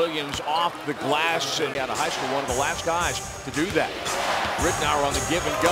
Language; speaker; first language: English; native; English